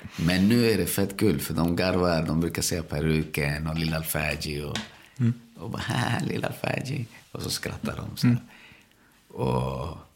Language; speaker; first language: Swedish; early bilingual, other home language; Spanish